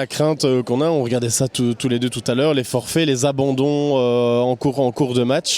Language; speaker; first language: French; native; French